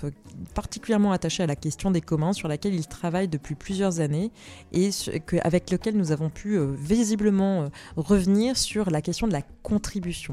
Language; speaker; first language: French; native; French